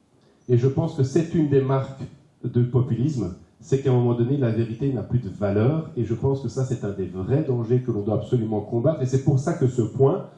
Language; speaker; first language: French; native; French